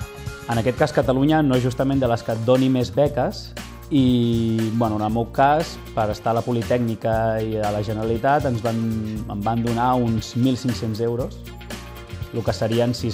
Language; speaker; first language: Catalan; native; Catalan